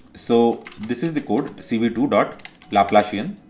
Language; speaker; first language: English; non-native, local second language; Marathi